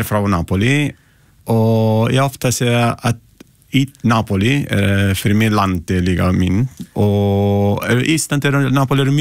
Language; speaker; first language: Icelandic; non-native, learner; Italian